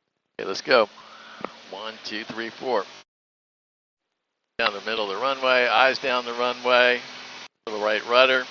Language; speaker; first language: English; native; English